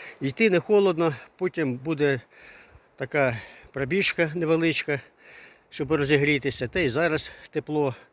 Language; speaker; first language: Ukrainian; non-native, local second language; Russian